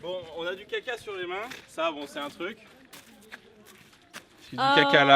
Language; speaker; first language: French; native; French